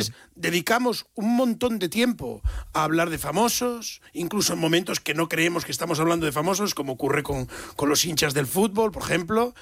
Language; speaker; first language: Spanish; native; Spanish